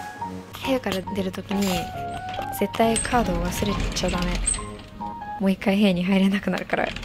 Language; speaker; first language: Japanese; non-native, fluent; English